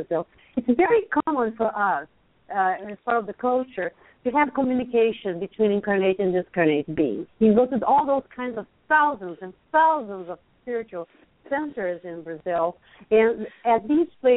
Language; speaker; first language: English; non-native, fluent; Portuguese